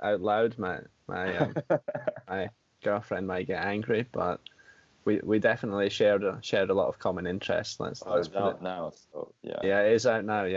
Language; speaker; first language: English; native; English